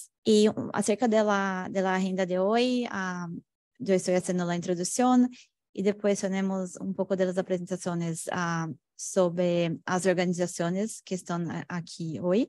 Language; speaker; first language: Spanish; non-native, fluent; Portuguese